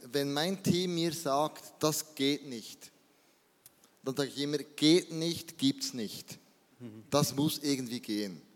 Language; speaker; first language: German; native; German